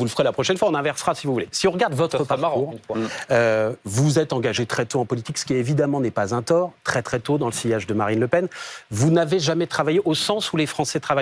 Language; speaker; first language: French; native; French